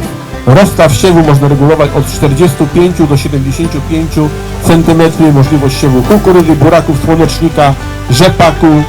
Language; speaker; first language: Polish; native; Polish